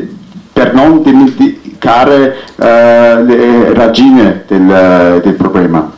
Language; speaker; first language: Italian; non-native, fluent; Arabic